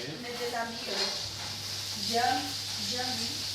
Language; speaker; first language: French; non-native, learner; Portuguese